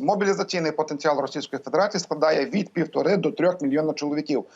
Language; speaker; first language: Ukrainian; native; Ukrainian